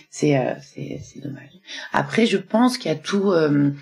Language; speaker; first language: French; native; French